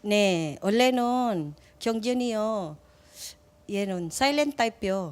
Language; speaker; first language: Korean; non-native, learner; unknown